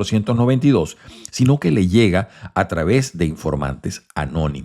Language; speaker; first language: Spanish; native; Spanish